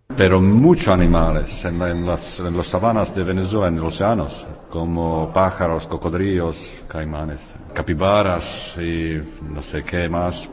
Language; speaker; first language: Spanish; non-native, learner; Czech